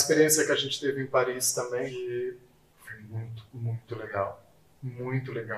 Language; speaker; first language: Portuguese; native; Portuguese